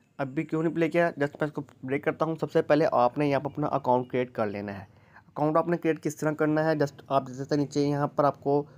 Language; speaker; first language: Urdu; native; Urdu